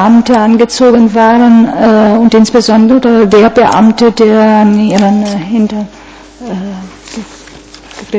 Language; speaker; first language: German; non-native, fluent; Italian